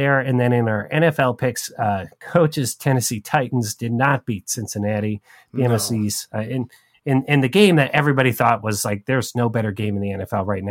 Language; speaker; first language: English; native; English